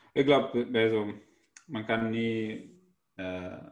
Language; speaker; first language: German; non-native, fluent; Arabic